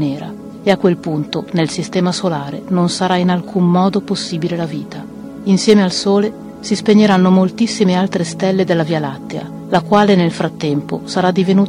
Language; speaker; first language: Italian; native; Italian